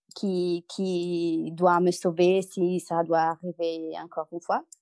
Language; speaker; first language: French; non-native, learner; Italian